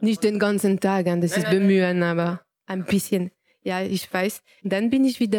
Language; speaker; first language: German; non-native, fluent; French